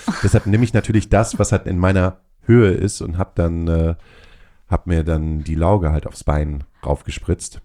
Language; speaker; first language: German; native; German